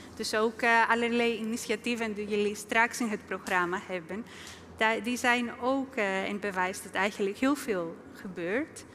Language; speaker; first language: Dutch; non-native, fluent; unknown